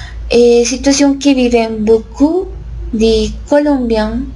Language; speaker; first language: French; non-native, learner; Spanish